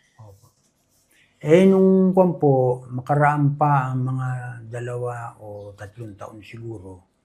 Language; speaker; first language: Filipino; non-native, local second language; Bikol